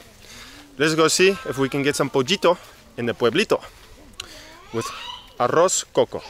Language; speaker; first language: Spanish; non-native, learner; English